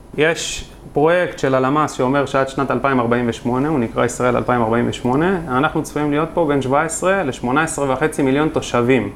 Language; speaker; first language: Hebrew; native; Hebrew